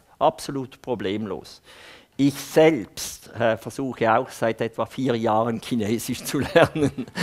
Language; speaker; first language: German; native; German